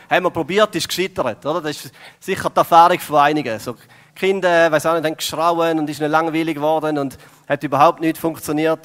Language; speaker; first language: German; native; German